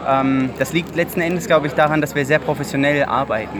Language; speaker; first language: German; native; German